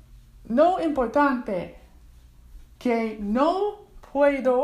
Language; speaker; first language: Spanish; non-native, learner; English